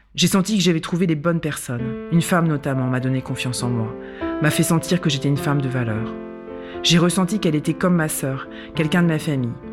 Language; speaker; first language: French; non-native, local second language; Arabic